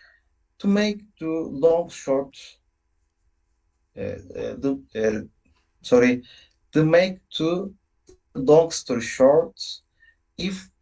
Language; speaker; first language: English; non-native, learner; Turkish